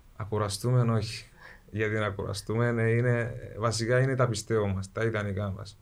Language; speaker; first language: Greek; early bilingual, other home language; Kurdish